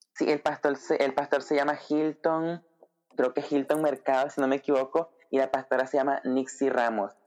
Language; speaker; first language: Spanish; native; Spanish